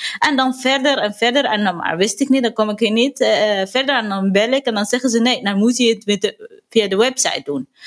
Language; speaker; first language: Dutch; non-native, fluent; Arabic